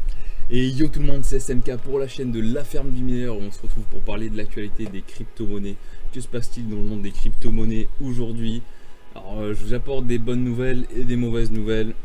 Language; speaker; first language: French; native; French